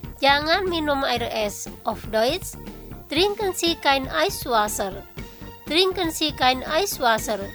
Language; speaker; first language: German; non-native, fluent; Indonesian